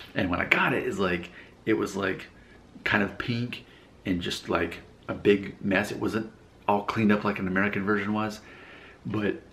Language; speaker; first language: English; native; English